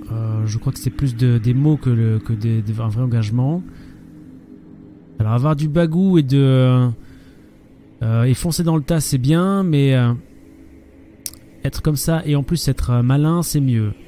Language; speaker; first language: French; native; French